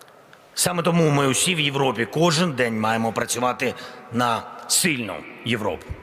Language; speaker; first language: Ukrainian; non-native, local second language; Russian